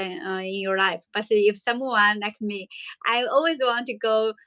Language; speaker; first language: English; non-native, learner; Chinese